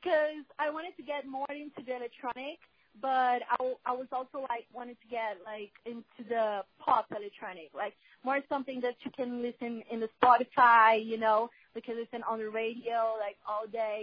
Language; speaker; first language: English; non-native, fluent; Portuguese